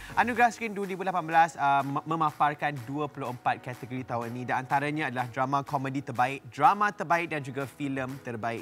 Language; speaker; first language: Malay; native; Malay